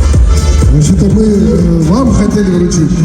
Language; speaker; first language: Russian; non-native, local second language; Kyrgyz